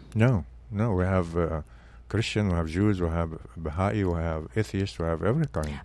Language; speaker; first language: English; non-native, fluent; Arabic